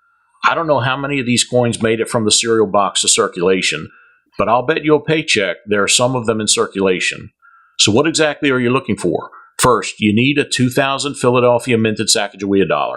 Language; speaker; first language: English; native; English